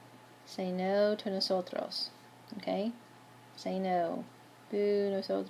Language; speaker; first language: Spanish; non-native, fluent; English